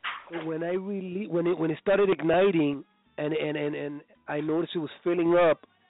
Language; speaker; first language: English; early bilingual, other home language; Spanish